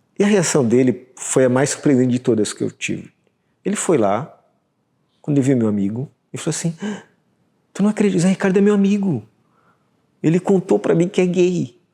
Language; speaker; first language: Portuguese; native; Portuguese